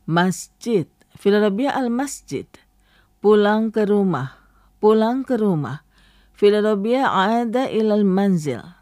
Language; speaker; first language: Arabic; non-native, fluent; Indonesian